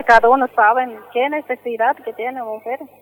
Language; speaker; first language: Spanish; non-native, local second language; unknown